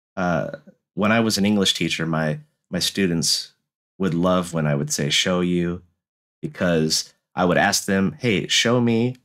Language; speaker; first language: English; native; English